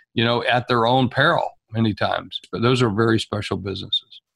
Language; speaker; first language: English; native; English